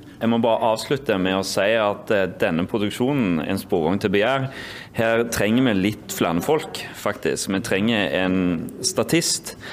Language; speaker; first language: Norwegian; native; Norwegian